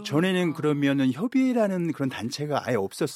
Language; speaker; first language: Korean; native; Korean